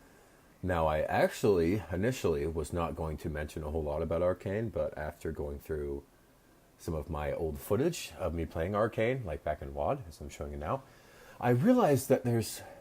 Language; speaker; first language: English; native; English